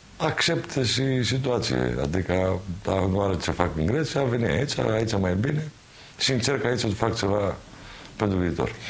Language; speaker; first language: Romanian; non-native, learner; Greek